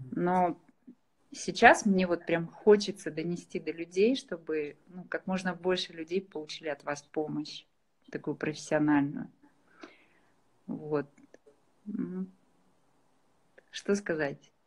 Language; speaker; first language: Russian; native; Russian